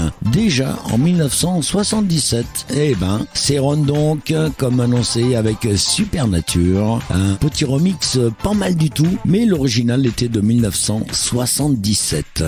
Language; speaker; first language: French; native; French